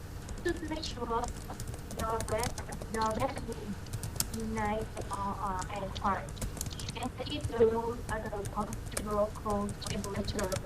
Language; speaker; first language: English; non-native, learner; Vietnamese